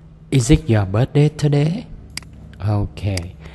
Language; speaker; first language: English; non-native, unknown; Vietnamese